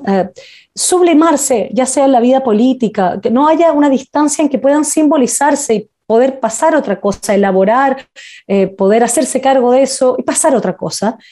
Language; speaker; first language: Spanish; native; Spanish